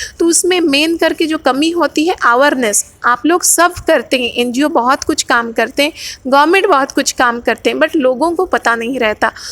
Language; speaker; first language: Hindi; non-native, local second language; Odia